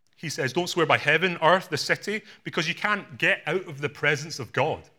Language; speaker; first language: English; native; English